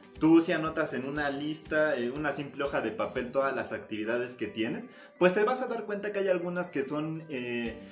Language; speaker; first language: Spanish; native; Spanish